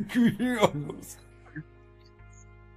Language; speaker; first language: Turkish; native; Turkish